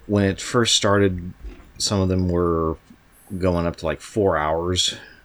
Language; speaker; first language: English; native; English